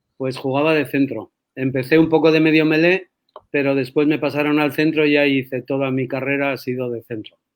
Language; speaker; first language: Spanish; native; Spanish